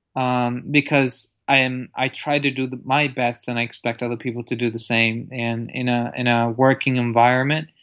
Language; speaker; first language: English; early bilingual, other home language; Arabic